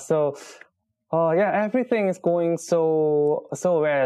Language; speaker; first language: English; non-native, learner; Korean